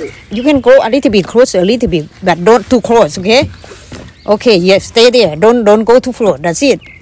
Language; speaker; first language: English; non-native, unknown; Thai